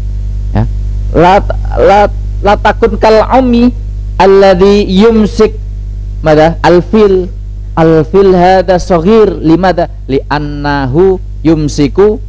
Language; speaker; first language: Arabic; non-native, fluent; Indonesian